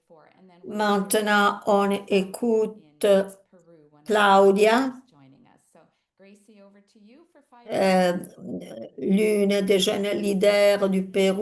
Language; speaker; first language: French; non-native, fluent; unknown